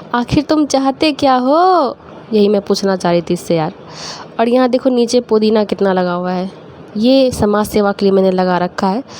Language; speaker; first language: Hindi; native; Hindi